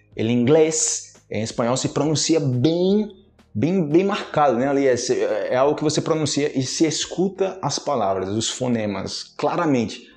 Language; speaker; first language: Portuguese; native; Portuguese